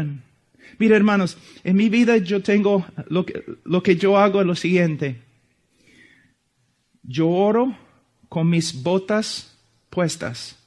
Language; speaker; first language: Spanish; non-native, fluent; English